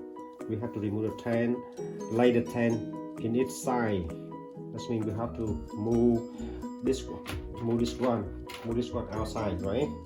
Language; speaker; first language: English; non-native, learner; Vietnamese